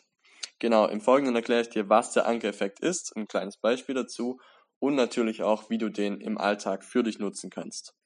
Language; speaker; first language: German; native; German